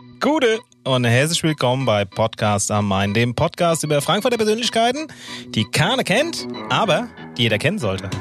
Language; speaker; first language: German; native; German